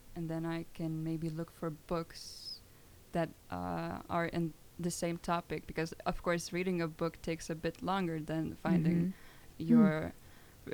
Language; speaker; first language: English; non-native, fluent; Lithuanian